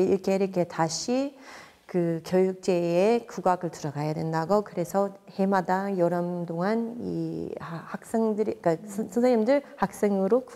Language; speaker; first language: Korean; non-native, fluent; English